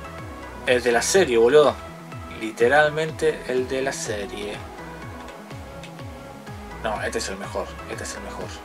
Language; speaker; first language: Spanish; native; Spanish